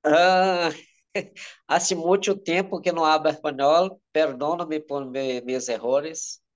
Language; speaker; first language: Spanish; non-native, learner; Portuguese